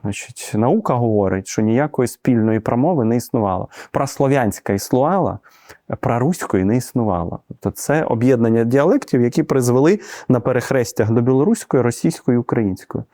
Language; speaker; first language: Ukrainian; native; Ukrainian